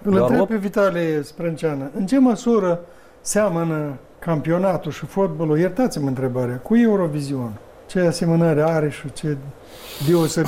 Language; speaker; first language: Romanian; native; Romanian